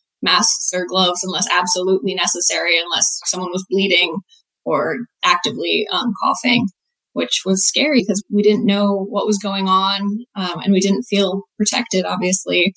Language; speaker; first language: English; native; English